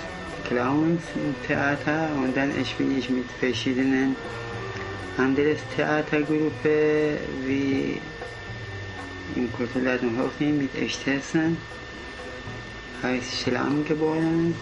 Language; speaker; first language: German; non-native, fluent; Kurdish